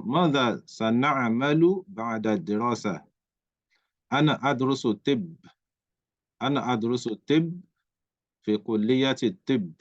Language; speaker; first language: Arabic; non-native, fluent; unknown